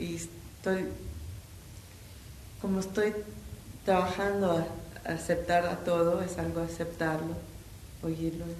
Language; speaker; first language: Spanish; non-native, learner; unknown